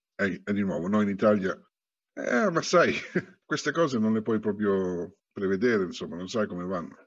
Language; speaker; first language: Italian; native; Italian